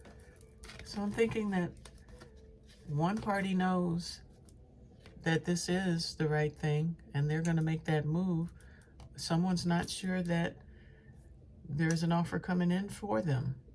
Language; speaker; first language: English; native; English